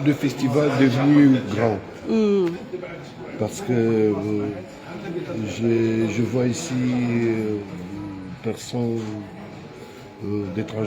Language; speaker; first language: French; non-native, learner; Romanian